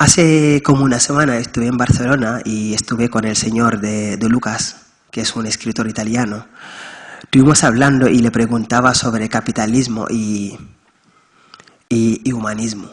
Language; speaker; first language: Spanish; non-native, fluent; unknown